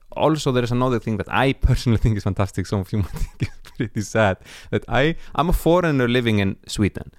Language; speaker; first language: English; non-native, fluent; Icelandic